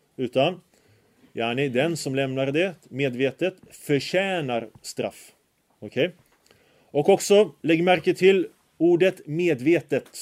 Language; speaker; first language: Swedish; early bilingual, other home language; Arabic